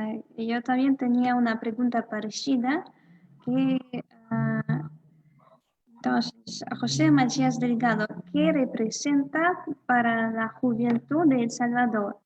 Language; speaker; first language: Spanish; non-native, fluent; Russian